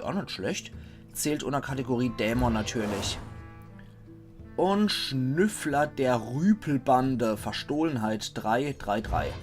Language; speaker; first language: German; native; German